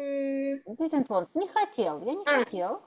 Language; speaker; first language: Russian; native; Russian